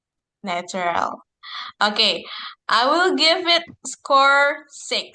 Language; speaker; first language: English; non-native, fluent; Indonesian